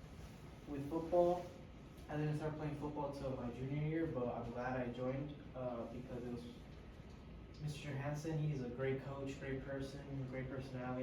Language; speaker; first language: English; early bilingual, other home language; Spanish